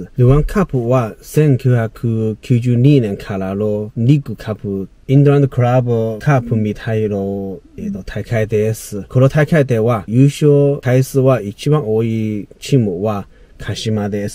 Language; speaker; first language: Japanese; non-native, learner; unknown